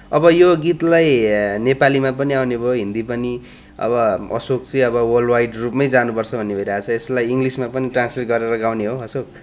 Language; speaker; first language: Nepali; native; Nepali